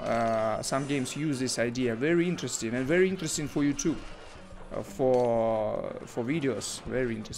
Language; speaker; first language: English; non-native, learner; Russian